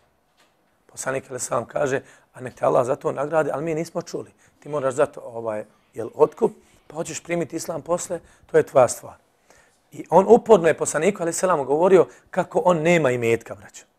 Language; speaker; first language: Serbian; native; Serbian